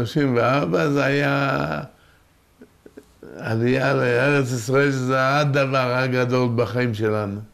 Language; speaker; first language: Hebrew; early bilingual, other home language; Yiddish